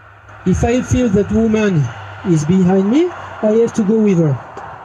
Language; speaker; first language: English; non-native, learner; French